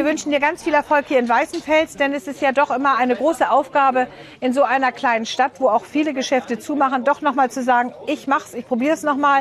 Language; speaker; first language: German; native; German